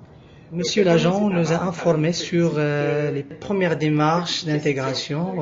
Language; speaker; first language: French; non-native, local second language; Arabic